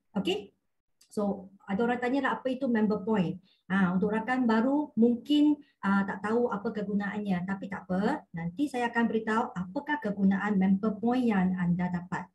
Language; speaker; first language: Malay; non-native, local second language; Cantonese